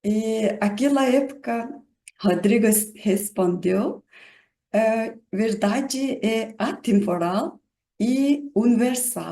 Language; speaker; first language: Portuguese; non-native, learner; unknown